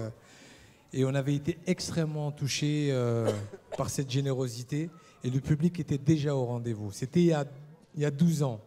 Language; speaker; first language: French; native; French